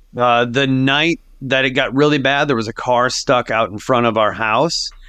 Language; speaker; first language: English; native; English